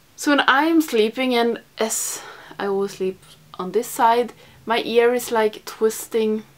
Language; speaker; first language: English; non-native, fluent; Swedish